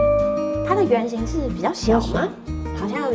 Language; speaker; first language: Chinese; native; Chinese